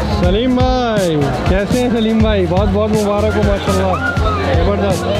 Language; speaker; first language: Urdu; native; Urdu